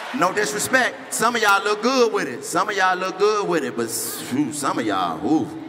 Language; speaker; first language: English; native; English